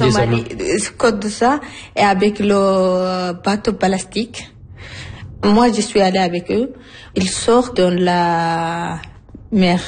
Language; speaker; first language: French; non-native, learner; Arabic